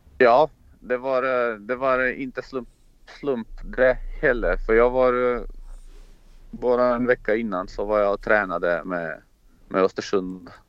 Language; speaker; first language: Swedish; non-native, fluent; Croatian